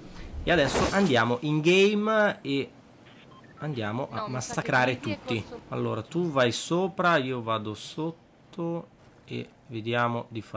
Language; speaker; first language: Italian; native; Italian